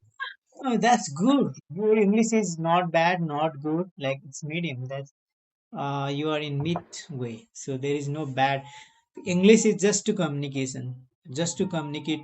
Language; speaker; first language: English; non-native, learner; Nepali